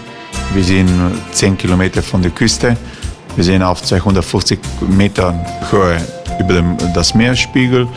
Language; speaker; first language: German; non-native, fluent; Croatian